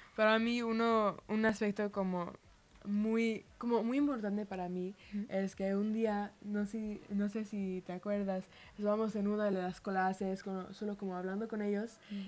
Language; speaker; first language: Spanish; early bilingual, heritage; Spanish